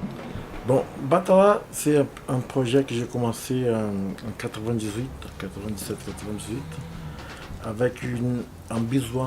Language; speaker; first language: French; non-native, fluent; Portuguese